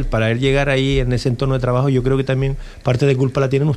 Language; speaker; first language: Spanish; native; Spanish